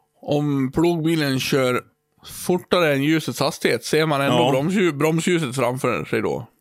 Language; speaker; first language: Swedish; native; Swedish